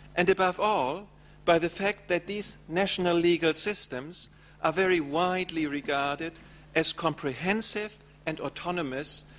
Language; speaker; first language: English; non-native, fluent; German